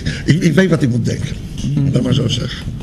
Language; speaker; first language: Dutch; non-native, fluent; Spanish